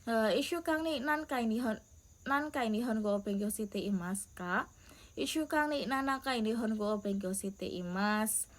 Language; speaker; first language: Japanese; non-native, learner; Indonesian